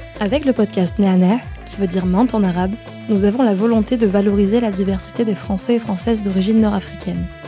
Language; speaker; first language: French; native; French